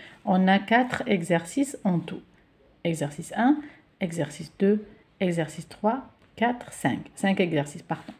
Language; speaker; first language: French; non-native, local second language; Arabic